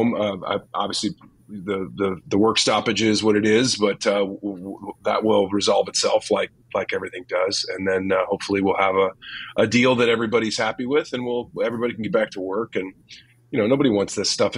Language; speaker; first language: English; native; English